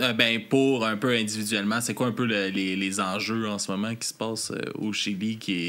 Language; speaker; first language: French; native; French